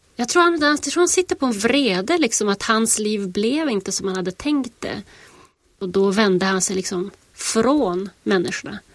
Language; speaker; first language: Swedish; native; Swedish